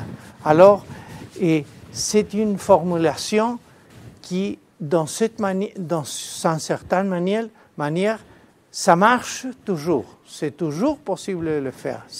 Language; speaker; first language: French; non-native, fluent; Spanish